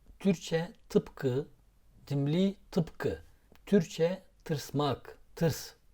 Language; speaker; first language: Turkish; non-native, local second language; Zaza